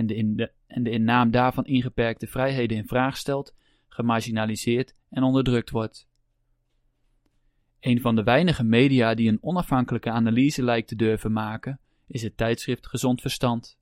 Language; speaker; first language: Dutch; native; Dutch